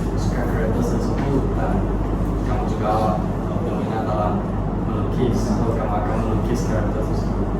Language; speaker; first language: Malay; non-native, local second language; Chinese